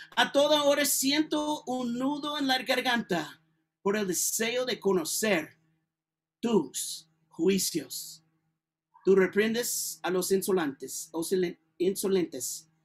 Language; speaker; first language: Spanish; non-native, learner; English